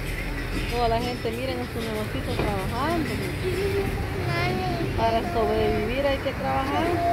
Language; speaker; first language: Spanish; native; Spanish